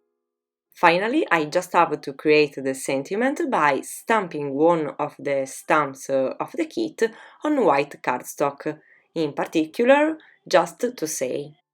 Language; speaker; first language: English; non-native, fluent; Italian